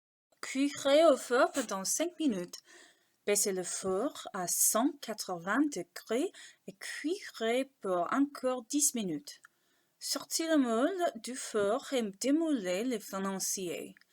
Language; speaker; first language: French; non-native, learner; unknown